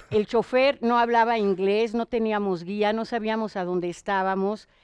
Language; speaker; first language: Spanish; non-native, fluent; Hebrew